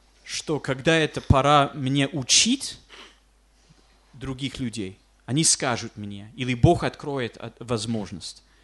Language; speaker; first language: Russian; non-native, fluent; English